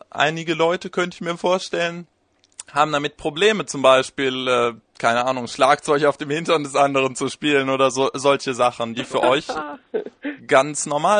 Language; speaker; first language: German; native; German